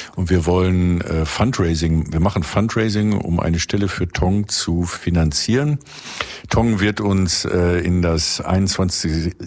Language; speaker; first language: German; native; German